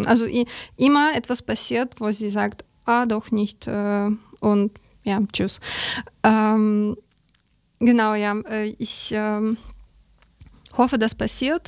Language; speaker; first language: German; non-native, learner; Ukrainian